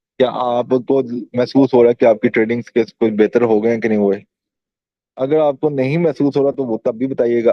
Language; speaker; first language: Urdu; native; Urdu